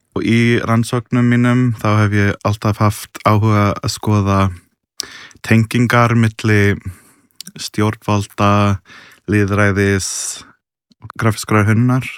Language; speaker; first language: Icelandic; non-native, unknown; English